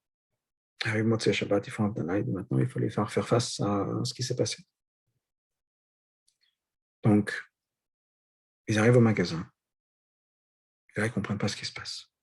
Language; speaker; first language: French; native; French